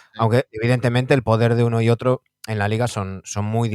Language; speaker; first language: Spanish; native; Spanish